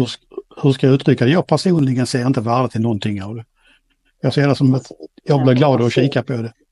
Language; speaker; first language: Swedish; native; Swedish